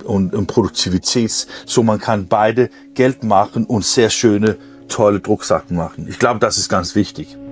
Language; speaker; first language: German; non-native, learner; Danish